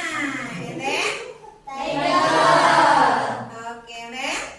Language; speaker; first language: English; non-native, learner; Indonesian